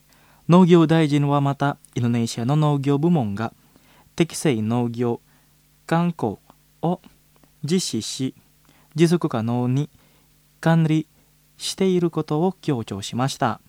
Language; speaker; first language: Japanese; non-native, fluent; Indonesian